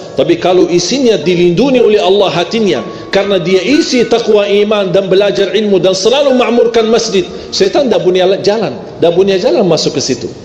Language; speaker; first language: Malay; non-native, fluent; Arabic